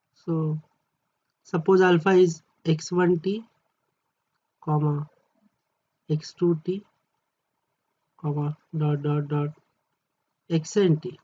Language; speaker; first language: English; non-native, local second language; Marathi